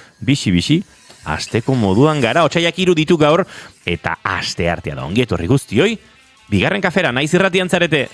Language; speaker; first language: Basque; native; Basque